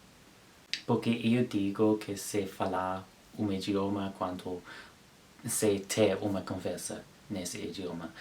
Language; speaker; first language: Portuguese; non-native, learner; English